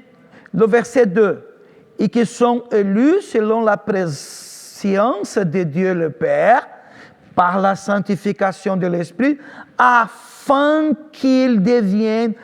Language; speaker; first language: French; non-native, fluent; Portuguese